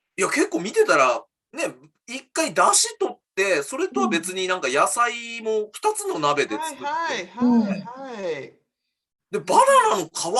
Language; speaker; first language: Japanese; native; Japanese